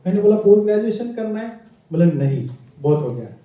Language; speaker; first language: Hindi; non-native, local second language; Marathi